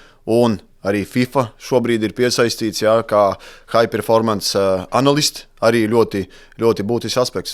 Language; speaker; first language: Latvian; native; Latvian